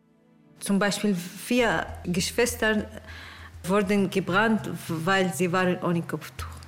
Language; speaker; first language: German; non-native, learner; Arabic